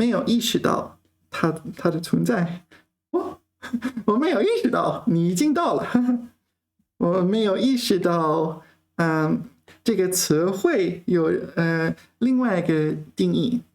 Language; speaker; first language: Chinese; non-native, learner; English